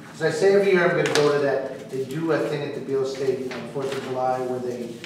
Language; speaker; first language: English; native; English